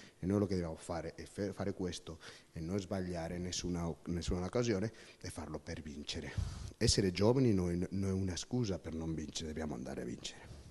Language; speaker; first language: Italian; non-native, fluent; Spanish